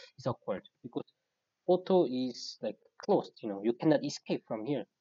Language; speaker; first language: English; non-native, fluent; Korean